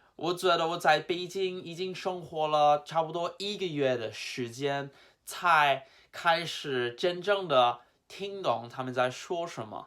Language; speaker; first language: Chinese; non-native, fluent; English